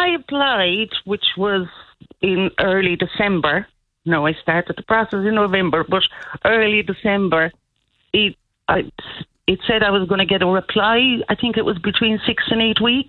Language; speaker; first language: English; non-native, fluent; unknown